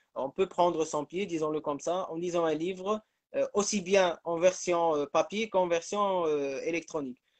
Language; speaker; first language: French; non-native, local second language; Arabic